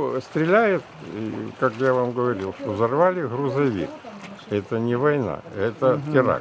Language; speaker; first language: Russian; native; Russian